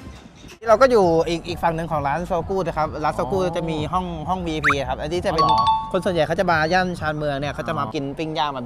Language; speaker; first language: Thai; native; Thai